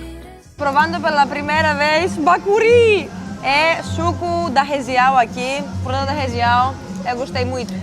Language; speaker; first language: Portuguese; non-native, fluent; Greek